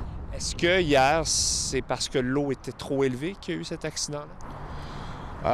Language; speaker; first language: French; native; French